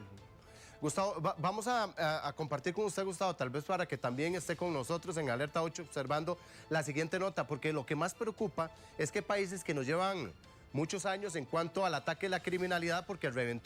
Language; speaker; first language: Spanish; native; Spanish